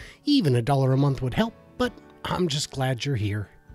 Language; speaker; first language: English; native; English